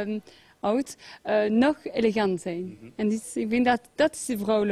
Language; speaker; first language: Dutch; non-native, learner; French